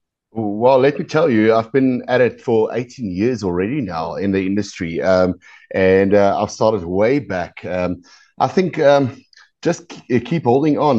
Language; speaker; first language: English; non-native, local second language; Afrikaans